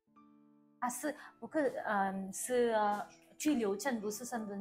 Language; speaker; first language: Chinese; non-native, learner; Vietnamese